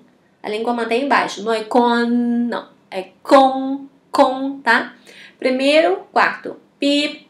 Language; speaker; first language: Portuguese; non-native, fluent; Chinese